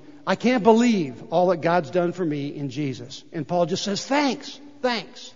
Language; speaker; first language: English; native; English